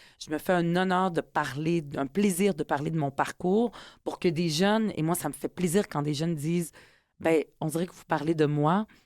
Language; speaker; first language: French; early bilingual, other home language; Arabic